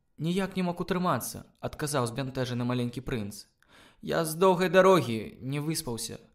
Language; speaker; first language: Belarusian; native; Belarusian